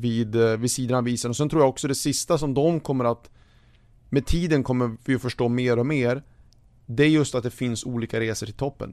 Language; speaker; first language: Swedish; native; Swedish